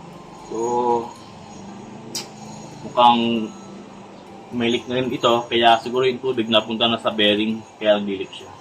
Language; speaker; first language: Filipino; native; Filipino